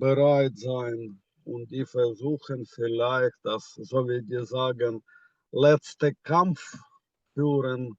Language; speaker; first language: German; non-native, fluent; Ukrainian